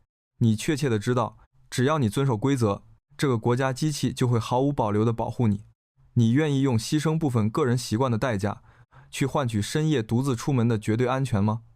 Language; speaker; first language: Chinese; native; Chinese